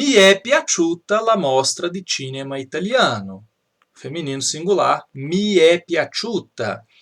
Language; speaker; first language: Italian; non-native, fluent; Portuguese